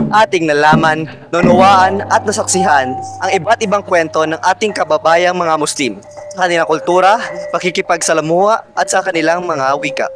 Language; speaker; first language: Filipino; non-native, local second language; Hiligaynon